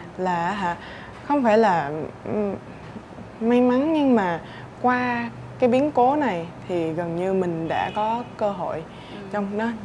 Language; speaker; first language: Vietnamese; native; Vietnamese